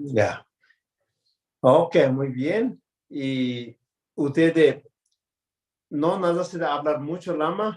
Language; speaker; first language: Spanish; non-native, learner; Tibetan